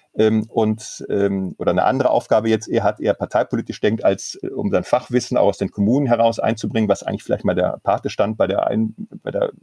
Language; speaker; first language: German; native; German